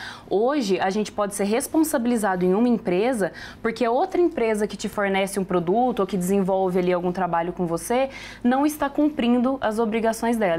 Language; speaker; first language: Portuguese; native; Portuguese